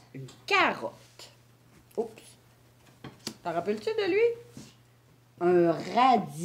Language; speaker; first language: French; native; French